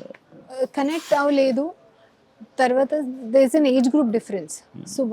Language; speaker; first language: Telugu; non-native, learner; Hindi